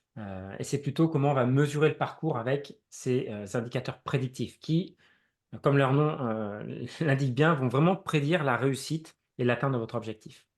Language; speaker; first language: French; native; French